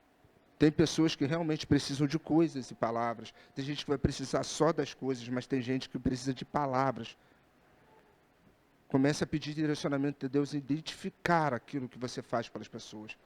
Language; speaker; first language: Portuguese; native; Portuguese